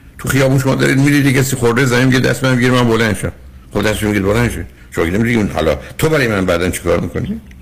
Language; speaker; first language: Persian; native; Persian